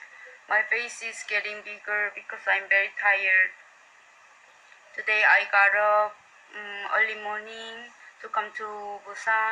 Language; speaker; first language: English; non-native, learner; Korean